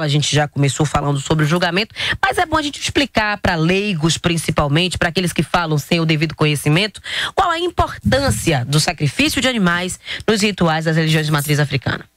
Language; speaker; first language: Portuguese; native; Portuguese